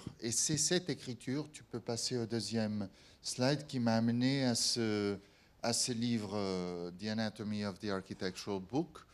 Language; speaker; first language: French; non-native, fluent; Portuguese